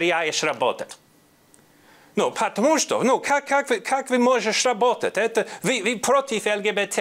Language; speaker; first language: Russian; non-native, learner; English